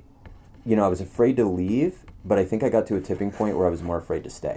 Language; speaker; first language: English; native; English